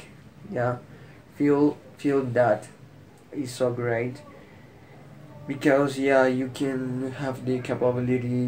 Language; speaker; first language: English; non-native, learner; Spanish